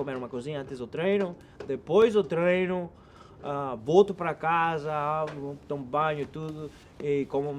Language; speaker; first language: Portuguese; non-native, learner; Spanish